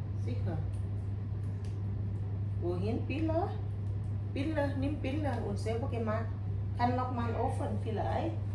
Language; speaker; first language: German; non-native, learner; Thai